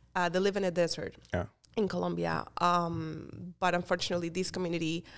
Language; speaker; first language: English; non-native, fluent; Spanish